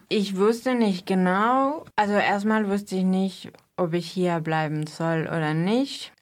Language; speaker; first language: German; non-native, fluent; Spanish